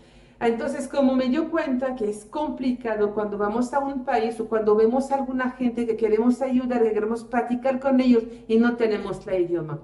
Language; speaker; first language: Spanish; native; Spanish